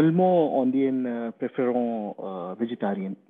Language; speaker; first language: French; non-native, learner; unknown